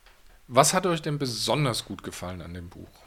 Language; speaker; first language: German; native; German